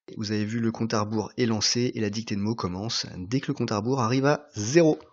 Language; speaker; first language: French; native; French